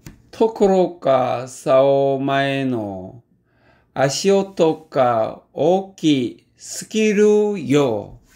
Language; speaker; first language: Japanese; non-native, learner; Korean